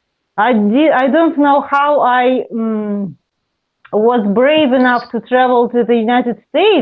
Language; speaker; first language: English; non-native, fluent; Russian